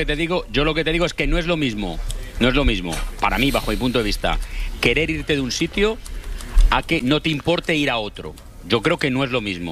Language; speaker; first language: Spanish; native; Spanish